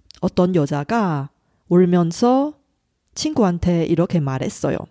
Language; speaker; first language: Korean; non-native, fluent; Chinese